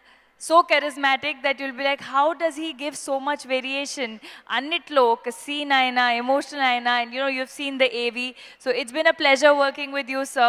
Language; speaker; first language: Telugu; non-native, fluent; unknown